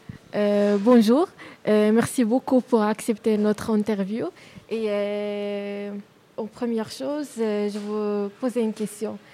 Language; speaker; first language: French; non-native, learner; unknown